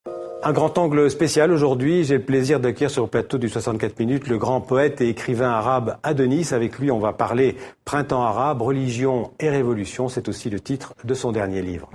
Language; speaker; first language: French; native; French